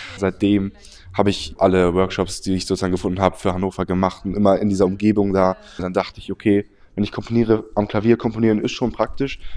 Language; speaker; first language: German; native; German